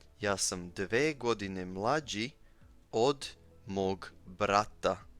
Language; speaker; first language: Serbian; native; Serbian